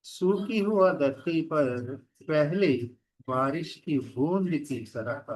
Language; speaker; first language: Hindi; non-native, local second language; Telugu